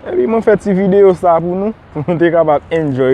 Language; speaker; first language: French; non-native, learner; Haitian Creole